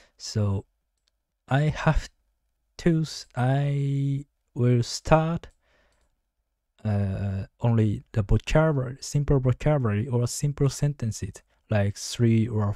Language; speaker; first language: English; non-native, learner; Japanese